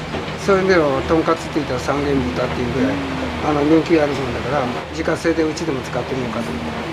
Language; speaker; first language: Japanese; native; Japanese